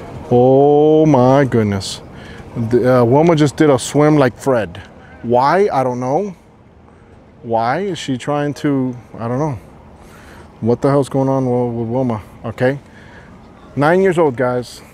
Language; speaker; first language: English; early bilingual, other home language; Spanish